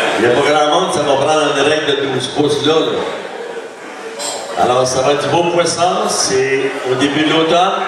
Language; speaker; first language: French; native; French